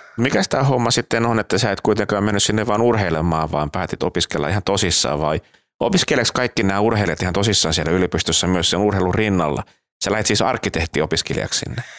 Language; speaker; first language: Finnish; native; Finnish